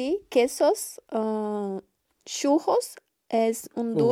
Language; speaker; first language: Spanish; non-native, learner; Portuguese